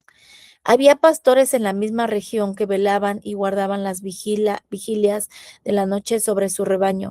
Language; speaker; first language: Spanish; native; Spanish